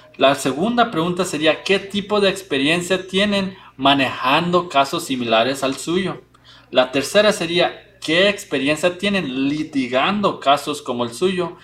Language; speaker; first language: Spanish; early bilingual, heritage; Spanish